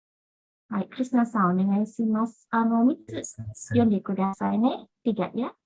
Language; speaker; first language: Japanese; non-native, fluent; Indonesian